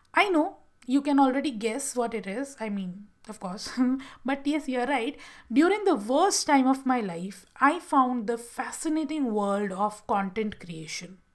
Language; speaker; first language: English; non-native, local second language; Gujarati